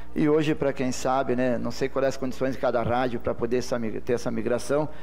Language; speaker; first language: Portuguese; native; Portuguese